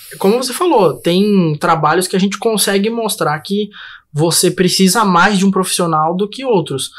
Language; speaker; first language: Portuguese; native; Portuguese